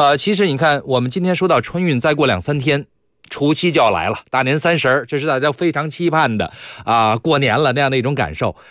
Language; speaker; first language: Chinese; native; Chinese